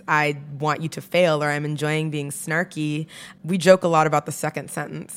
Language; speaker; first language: English; native; English